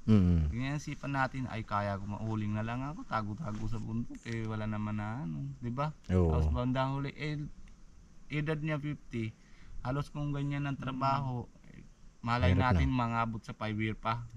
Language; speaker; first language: Filipino; non-native, fluent; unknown